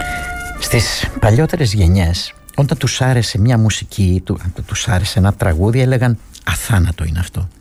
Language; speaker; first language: Greek; native; Greek